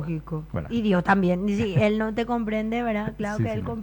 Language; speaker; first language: Spanish; native; Spanish